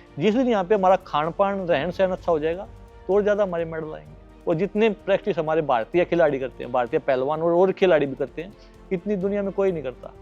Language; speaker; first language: Hindi; native; Hindi